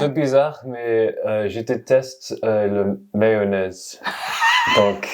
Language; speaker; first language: French; non-native, learner; English